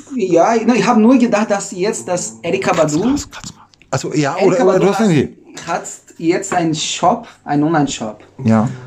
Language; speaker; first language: German; non-native, fluent; Portuguese